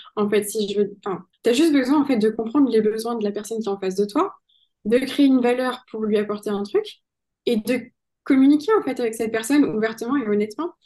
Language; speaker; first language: French; native; French